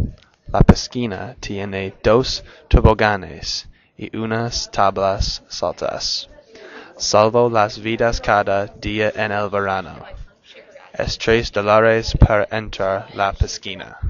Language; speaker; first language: Spanish; non-native, learner; English